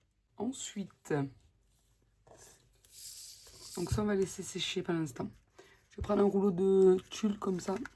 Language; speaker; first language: French; native; French